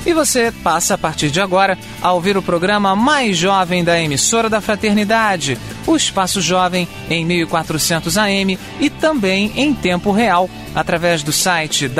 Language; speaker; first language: Portuguese; native; Portuguese